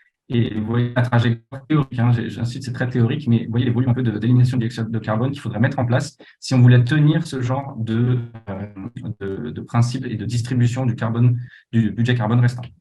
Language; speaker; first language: French; native; French